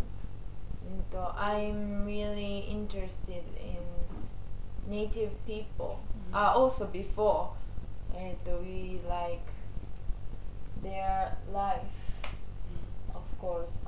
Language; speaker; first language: English; non-native, learner; Japanese